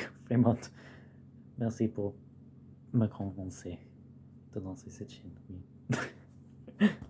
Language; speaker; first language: French; non-native, learner; English